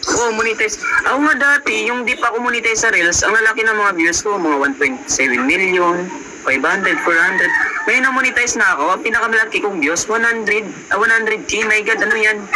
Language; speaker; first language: Filipino; non-native, local second language; Hiligaynon